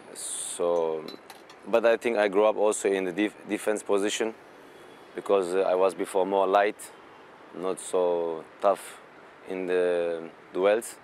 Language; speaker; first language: English; non-native, fluent; German